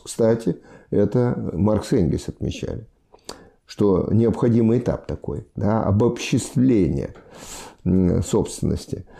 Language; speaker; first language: Russian; native; Russian